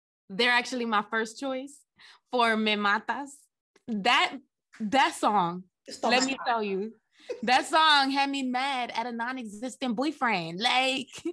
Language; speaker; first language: English; early bilingual, other home language; Spanish